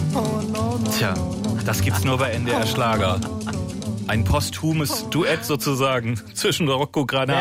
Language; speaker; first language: German; native; German